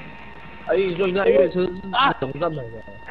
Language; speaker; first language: Chinese; native; Chinese